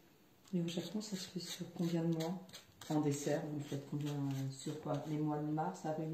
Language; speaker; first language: French; native; French